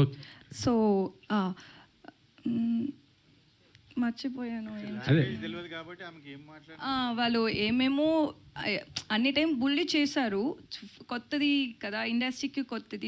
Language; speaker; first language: Telugu; non-native, learner; Tamil